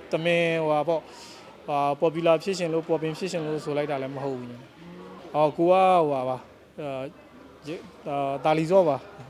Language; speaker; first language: Burmese; non-native, local second language; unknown